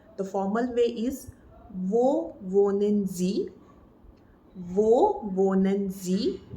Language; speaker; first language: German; non-native, fluent; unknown